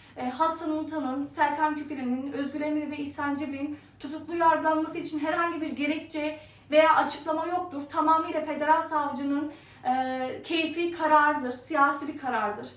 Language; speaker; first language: Turkish; early bilingual, heritage; Turkish